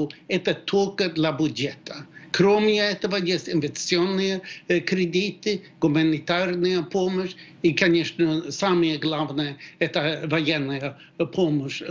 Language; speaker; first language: Russian; non-native, fluent; Swedish